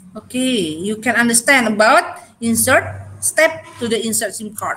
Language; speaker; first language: English; non-native, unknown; Indonesian